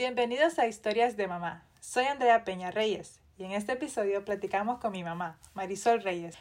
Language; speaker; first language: Spanish; early bilingual, heritage; Spanish